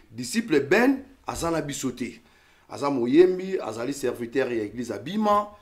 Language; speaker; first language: Lingala; native; Lingala